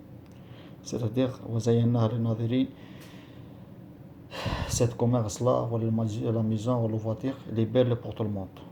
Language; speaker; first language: French; non-native, learner; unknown